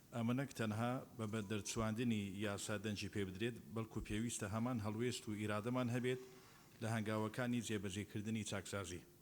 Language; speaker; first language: Central Kurdish; non-native, local second language; Turkish